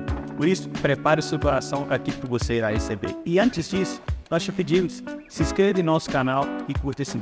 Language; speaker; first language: Portuguese; native; Portuguese